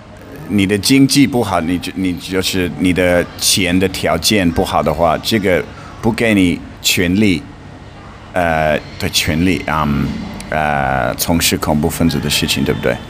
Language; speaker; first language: Chinese; non-native, fluent; English